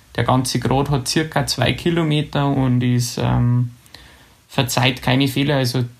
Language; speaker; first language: German; native; German